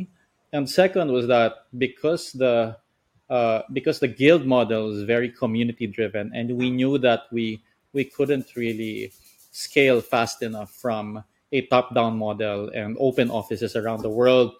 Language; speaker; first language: English; non-native, local second language; Filipino